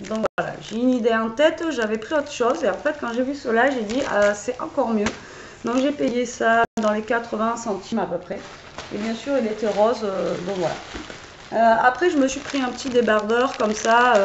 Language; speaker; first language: French; native; French